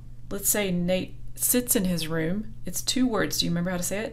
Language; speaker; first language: English; native; English